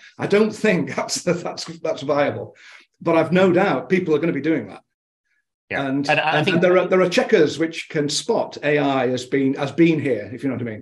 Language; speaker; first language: English; native; English